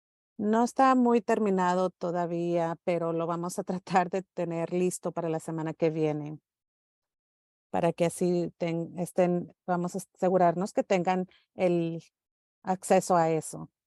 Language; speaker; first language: Spanish; early bilingual, heritage; English